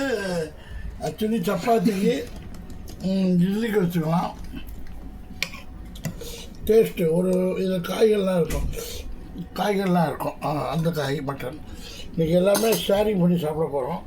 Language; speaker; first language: Tamil; native; Tamil